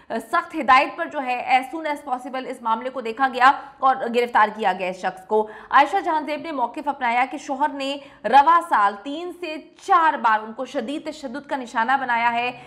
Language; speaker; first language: Urdu; native; Urdu